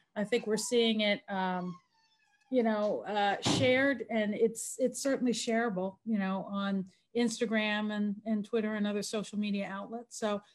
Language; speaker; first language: English; native; English